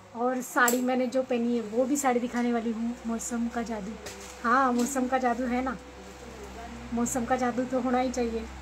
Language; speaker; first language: Hindi; non-native, local second language; Marathi